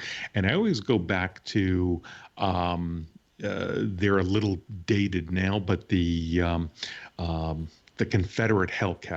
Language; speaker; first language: English; native; English